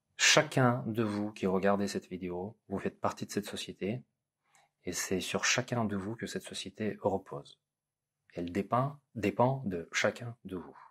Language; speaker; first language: French; non-native, fluent; Russian